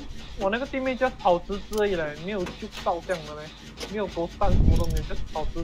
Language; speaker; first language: Chinese; native; Chinese